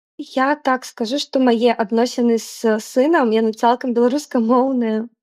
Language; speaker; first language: Belarusian; non-native, local second language; Russian